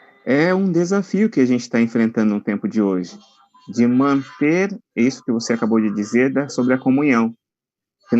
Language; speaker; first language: Portuguese; native; Portuguese